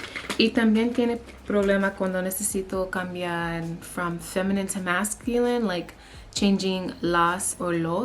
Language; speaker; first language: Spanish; early bilingual, heritage; English